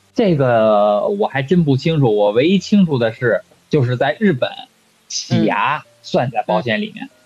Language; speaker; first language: Chinese; native; Chinese